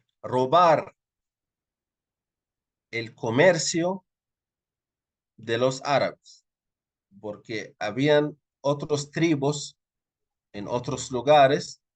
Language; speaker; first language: Spanish; non-native, fluent; Arabic